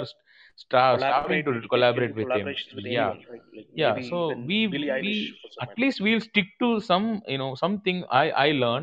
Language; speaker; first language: English; non-native, local second language; Tamil